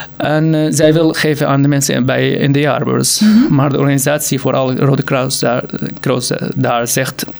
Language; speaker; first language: Dutch; non-native, fluent; Arabic